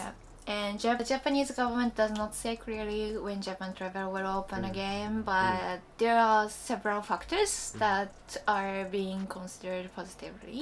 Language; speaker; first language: English; non-native, learner; Japanese